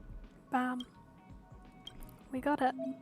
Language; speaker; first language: English; native; English